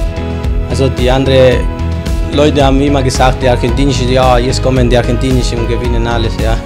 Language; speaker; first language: German; non-native, learner; Spanish